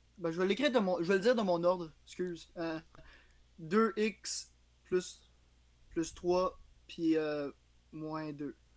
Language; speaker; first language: French; native; French